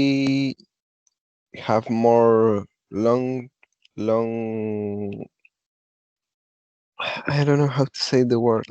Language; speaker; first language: English; non-native, learner; Spanish